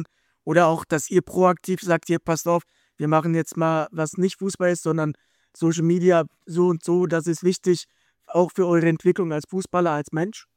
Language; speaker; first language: German; native; German